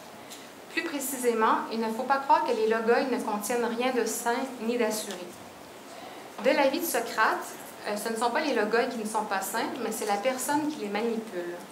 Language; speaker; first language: French; native; French